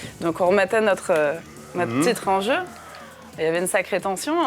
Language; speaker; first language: French; native; French